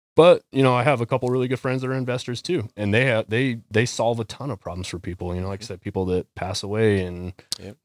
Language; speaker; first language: English; native; English